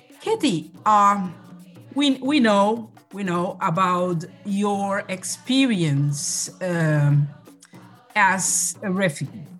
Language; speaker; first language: English; non-native, local second language; Spanish